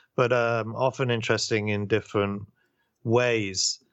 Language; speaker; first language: English; native; English